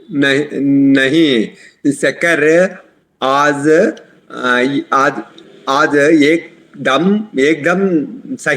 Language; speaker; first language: Hindi; non-native, learner; Telugu